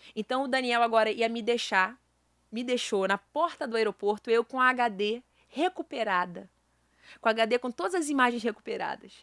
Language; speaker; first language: Portuguese; native; Portuguese